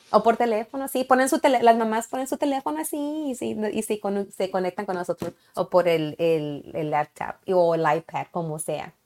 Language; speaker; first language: Spanish; early bilingual, heritage; Spanish